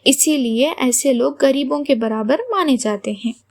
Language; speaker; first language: Hindi; non-native, local second language; Telugu